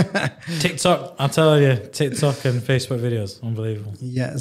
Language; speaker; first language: English; native; English